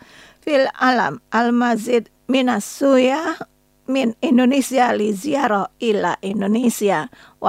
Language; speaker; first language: Arabic; non-native, fluent; Indonesian